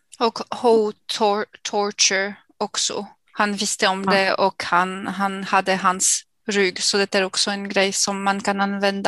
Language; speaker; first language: Swedish; non-native, fluent; English